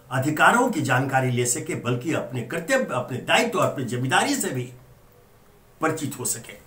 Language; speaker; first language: Hindi; native; Hindi